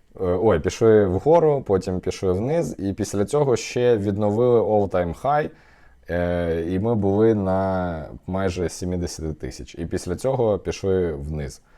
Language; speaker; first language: Ukrainian; non-native, local second language; Russian